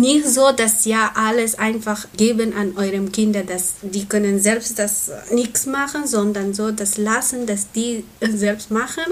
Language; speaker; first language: German; non-native, learner; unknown